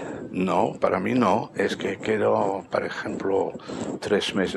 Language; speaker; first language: Spanish; non-native, fluent; Dutch